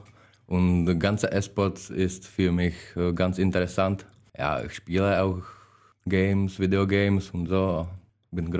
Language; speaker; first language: German; non-native, learner; Czech